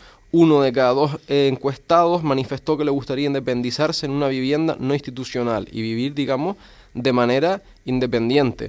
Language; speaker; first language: Spanish; native; Spanish